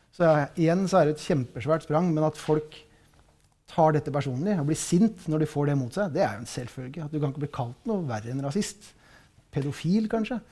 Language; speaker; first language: Norwegian; native; Norwegian